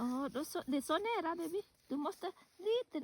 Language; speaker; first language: Swedish; non-native, learner; Thai